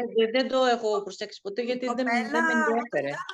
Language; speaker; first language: Greek; native; Greek